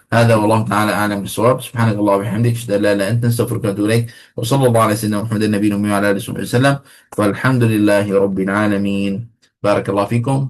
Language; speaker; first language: Malay; non-native, fluent; Arabic